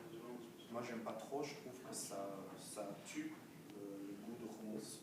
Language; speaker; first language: French; non-native, fluent; Hebrew